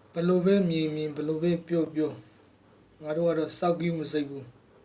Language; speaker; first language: Burmese; native; Burmese